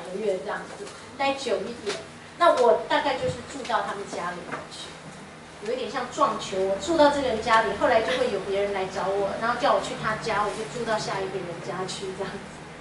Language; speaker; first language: Chinese; native; Chinese